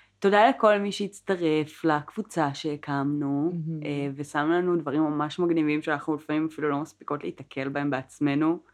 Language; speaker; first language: Hebrew; native; Hebrew